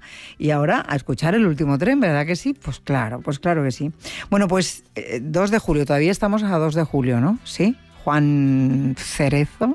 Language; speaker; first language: Spanish; native; Spanish